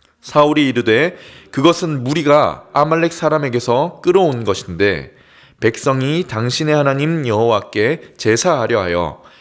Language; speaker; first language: Korean; native; Korean